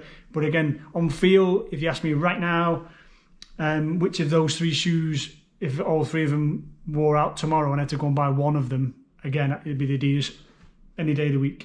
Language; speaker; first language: English; native; English